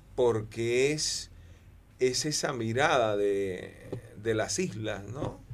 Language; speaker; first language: Spanish; native; Spanish